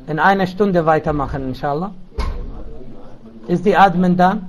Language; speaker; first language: German; non-native, local second language; Arabic